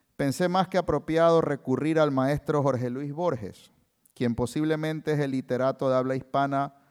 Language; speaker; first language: Spanish; native; Spanish